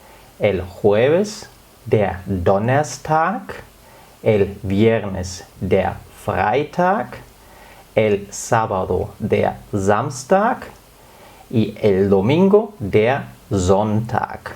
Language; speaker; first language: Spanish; non-native, fluent; German